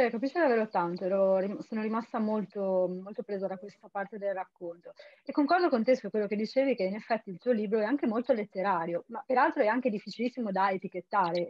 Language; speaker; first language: Italian; native; Italian